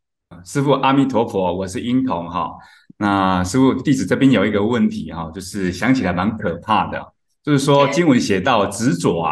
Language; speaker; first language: Chinese; native; Chinese